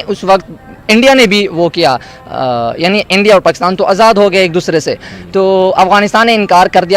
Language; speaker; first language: Hindi; non-native, local second language; Pashto